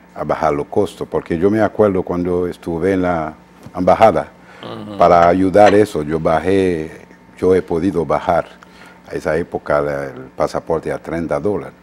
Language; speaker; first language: Spanish; non-native, fluent; Haitian Creole